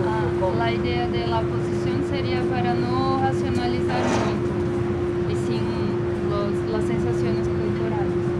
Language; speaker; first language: Spanish; non-native, fluent; Portuguese